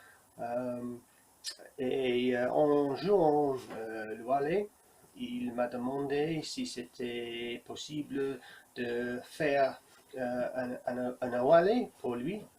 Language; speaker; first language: French; non-native, learner; English